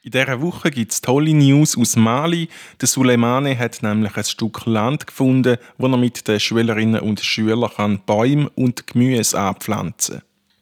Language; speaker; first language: German; native; German